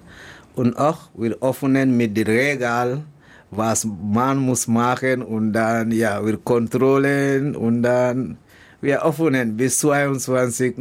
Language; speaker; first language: German; non-native, learner; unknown